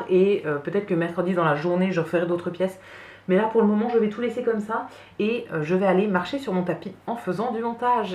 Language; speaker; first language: French; native; French